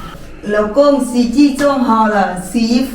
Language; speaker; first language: Chinese; non-native, learner; Lao